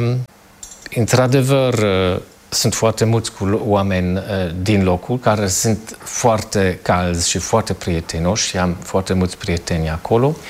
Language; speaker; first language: Romanian; non-native, fluent; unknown